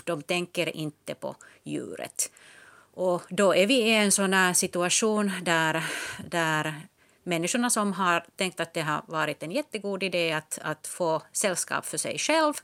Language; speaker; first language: Swedish; non-native, local second language; Finnish